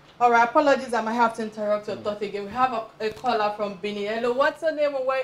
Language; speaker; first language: English; non-native, local second language; Yoruba